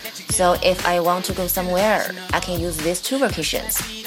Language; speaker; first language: English; non-native, fluent; Chinese